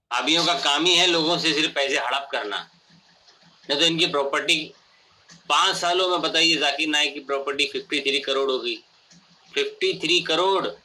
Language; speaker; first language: Urdu; native; Urdu